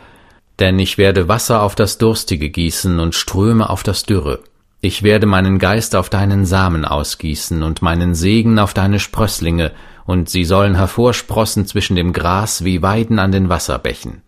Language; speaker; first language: German; native; German